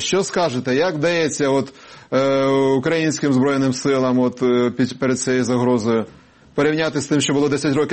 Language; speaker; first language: Ukrainian; native; Ukrainian